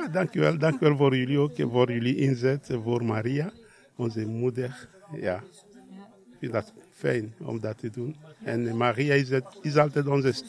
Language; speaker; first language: Dutch; non-native, learner; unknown